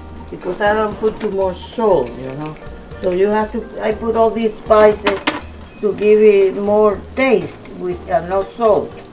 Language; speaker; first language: English; non-native, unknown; Spanish